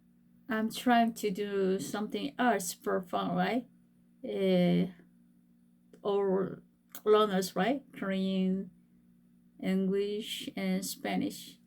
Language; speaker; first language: English; non-native, fluent; Korean